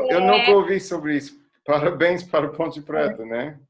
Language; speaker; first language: Portuguese; non-native, learner; English